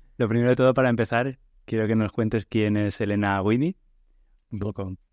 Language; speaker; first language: Spanish; native; Spanish